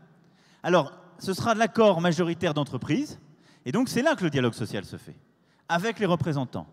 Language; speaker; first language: French; native; French